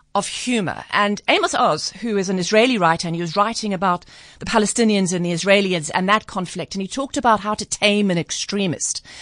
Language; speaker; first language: English; native; English